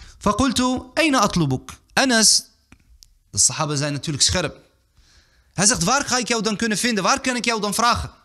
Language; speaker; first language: Dutch; early bilingual, other home language; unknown